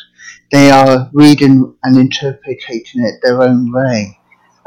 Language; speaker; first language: English; native; English